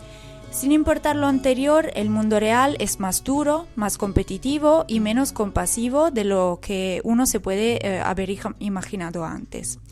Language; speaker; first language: Spanish; non-native, fluent; Italian